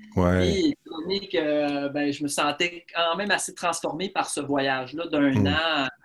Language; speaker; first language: French; native; French